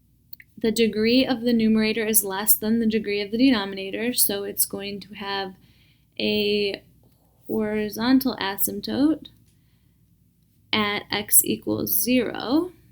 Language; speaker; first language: English; native; English